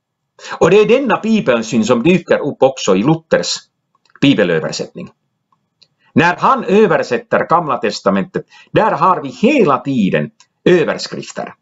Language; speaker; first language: Swedish; non-native, local second language; Finnish